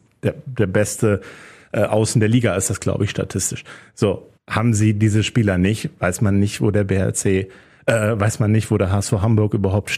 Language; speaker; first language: German; native; German